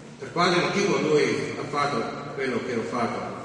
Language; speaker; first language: Italian; non-native, learner; Slovenian